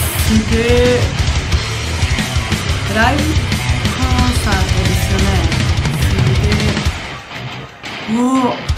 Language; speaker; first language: Japanese; non-native, fluent; Hungarian